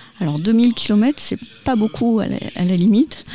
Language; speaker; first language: French; native; French